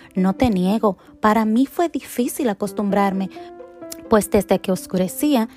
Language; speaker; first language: Spanish; native; Spanish